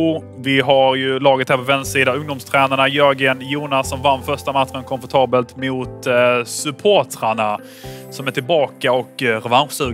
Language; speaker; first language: Swedish; native; Swedish